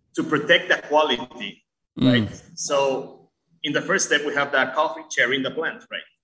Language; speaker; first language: English; early bilingual, other home language; Spanish